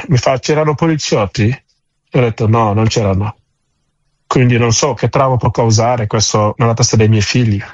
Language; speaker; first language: Italian; non-native, fluent; Wolof